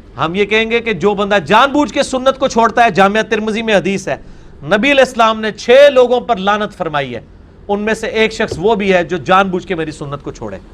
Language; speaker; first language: Urdu; non-native, local second language; Punjabi